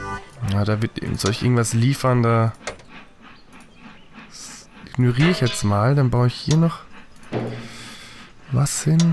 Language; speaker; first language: German; native; German